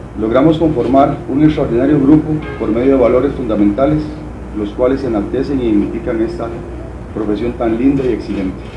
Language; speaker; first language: Spanish; native; Spanish